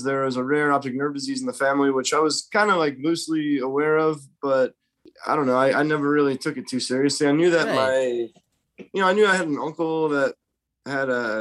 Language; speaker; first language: English; native; English